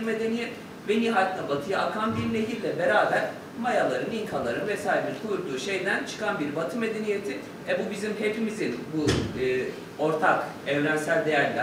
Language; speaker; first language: Turkish; native; Turkish